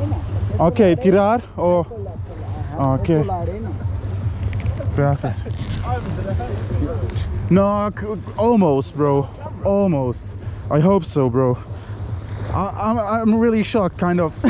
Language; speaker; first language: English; non-native, fluent; German